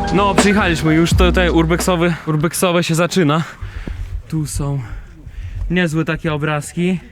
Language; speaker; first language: Polish; non-native, fluent; Russian